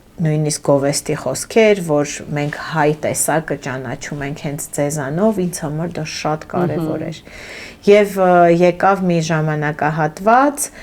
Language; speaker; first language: Armenian; early bilingual, heritage; Armenian